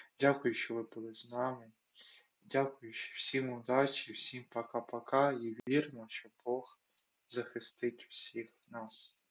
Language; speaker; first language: Ukrainian; non-native, local second language; Russian